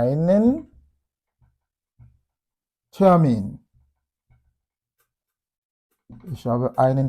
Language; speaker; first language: German; non-native, fluent; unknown